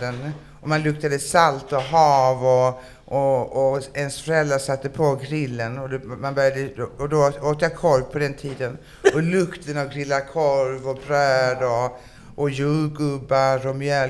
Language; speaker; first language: Swedish; native; Swedish